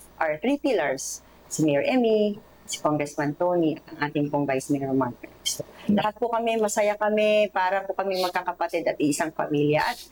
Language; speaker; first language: Filipino; native; Filipino